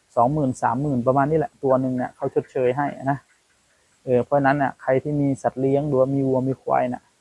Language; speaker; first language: Thai; native; Thai